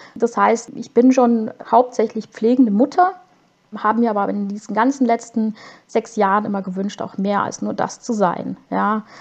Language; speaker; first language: German; native; German